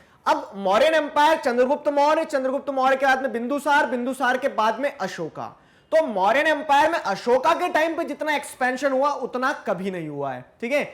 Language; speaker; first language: Hindi; native; Hindi